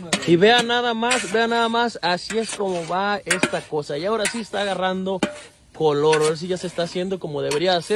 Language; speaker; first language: Spanish; native; Spanish